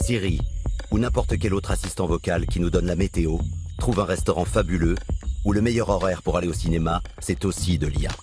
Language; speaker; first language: French; native; French